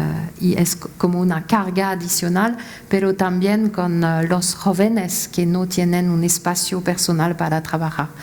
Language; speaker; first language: Spanish; non-native, fluent; French